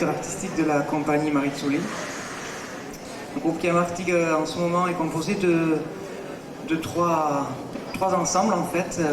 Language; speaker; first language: French; native; French